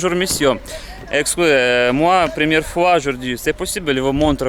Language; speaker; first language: French; non-native, learner; Russian